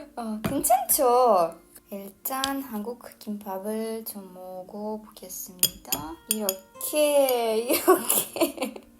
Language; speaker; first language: Korean; non-native, fluent; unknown